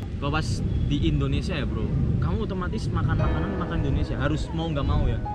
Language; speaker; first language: Indonesian; native; Indonesian